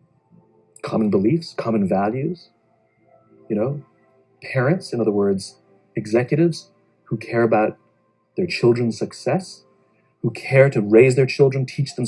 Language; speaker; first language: English; native; English